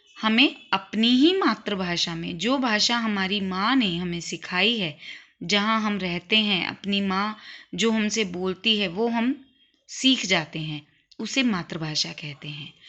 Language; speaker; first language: Hindi; native; Hindi